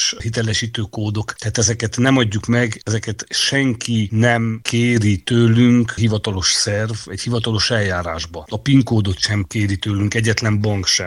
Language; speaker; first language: Hungarian; native; Hungarian